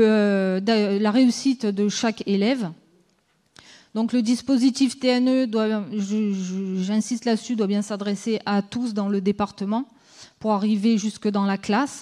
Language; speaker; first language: French; native; French